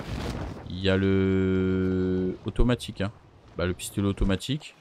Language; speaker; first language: French; native; French